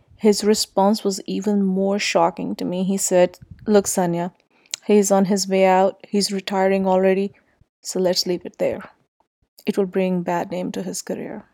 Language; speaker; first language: English; non-native, local second language; Urdu